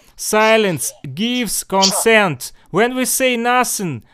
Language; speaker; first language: English; non-native, learner; Russian